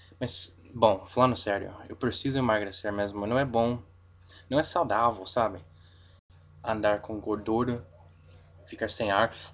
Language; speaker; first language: Portuguese; non-native, fluent; English